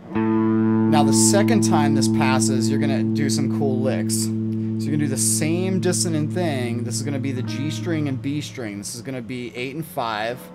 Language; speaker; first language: English; native; English